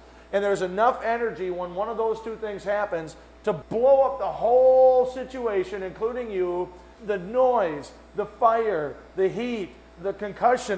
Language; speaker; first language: English; native; English